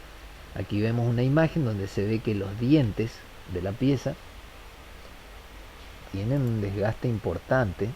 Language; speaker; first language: Spanish; native; Spanish